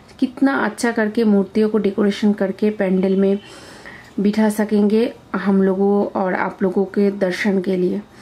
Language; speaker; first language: Hindi; non-native, local second language; Bangla